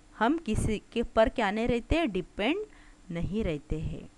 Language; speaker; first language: Hindi; non-native, local second language; Marathi